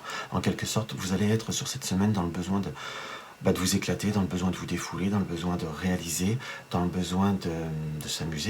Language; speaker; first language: French; native; French